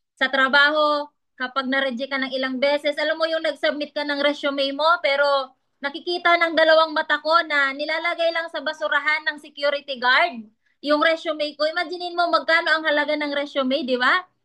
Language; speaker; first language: Filipino; non-native, local second language; Bikol